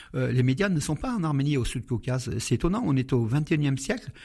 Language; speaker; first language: French; non-native, fluent; Armenian